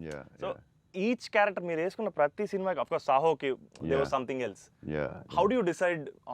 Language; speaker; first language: Telugu; native; Telugu